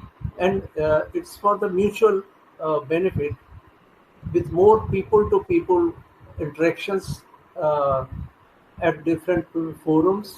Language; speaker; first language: English; non-native, local second language; Hindi